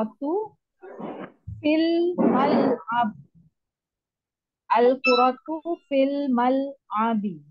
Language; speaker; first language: Arabic; non-native, learner; Indonesian